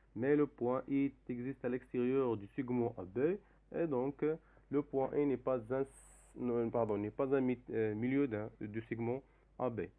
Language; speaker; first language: French; non-native, local second language; Arabic